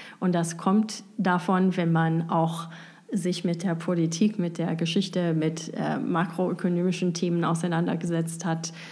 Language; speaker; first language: German; non-native, fluent; English